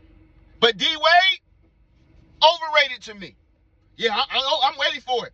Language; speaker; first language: English; native; English